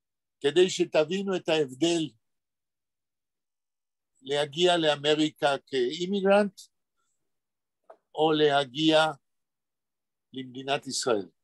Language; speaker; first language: Hebrew; non-native, fluent; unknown